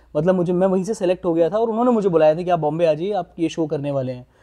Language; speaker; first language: Hindi; native; Hindi